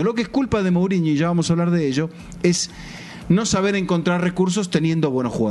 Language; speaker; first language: Spanish; native; Spanish